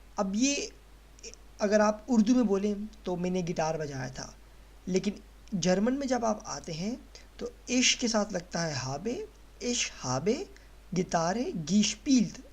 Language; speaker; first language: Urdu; native; Urdu